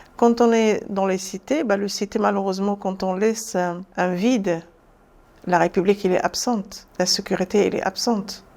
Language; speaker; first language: French; non-native, local second language; Arabic